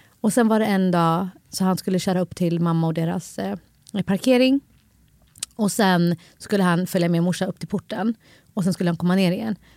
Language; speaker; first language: Swedish; early bilingual, other home language; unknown